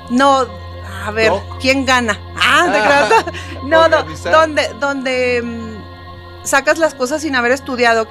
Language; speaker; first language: Spanish; native; Spanish